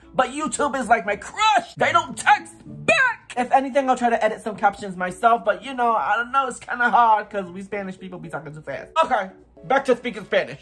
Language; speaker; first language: English; early bilingual, other home language; Spanish